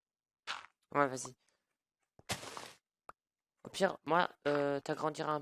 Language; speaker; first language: French; native; French